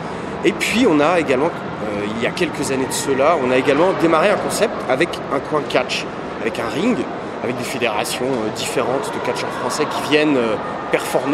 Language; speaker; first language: French; native; French